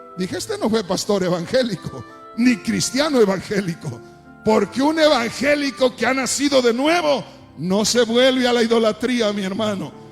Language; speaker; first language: Spanish; native; Spanish